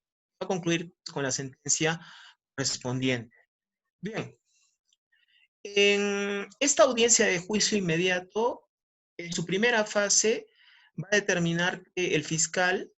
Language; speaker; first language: Spanish; native; Spanish